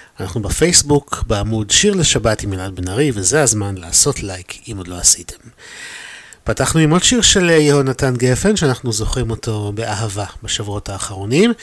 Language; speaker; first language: Hebrew; native; Hebrew